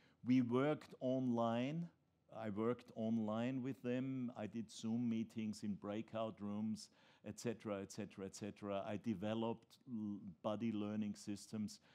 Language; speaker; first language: English; non-native, fluent; German